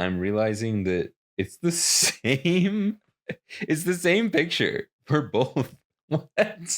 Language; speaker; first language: English; native; English